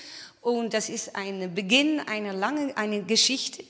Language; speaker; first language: German; non-native, fluent; Dutch